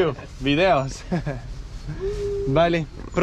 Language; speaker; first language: Spanish; non-native, fluent; Danish